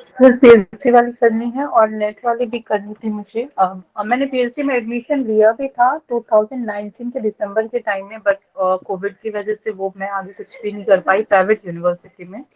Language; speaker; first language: Hindi; native; Hindi